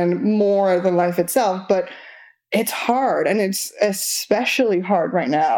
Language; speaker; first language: English; non-native, fluent; Spanish